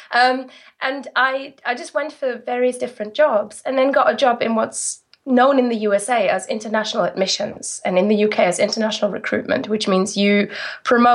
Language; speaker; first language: English; non-native, fluent; German